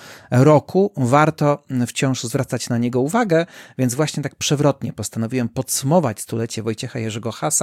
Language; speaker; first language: Polish; native; Polish